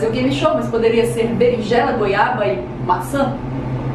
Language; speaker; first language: Portuguese; native; Portuguese